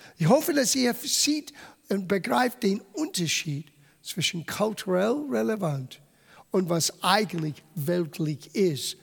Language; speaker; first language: German; non-native, fluent; English